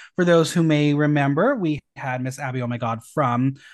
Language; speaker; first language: English; native; English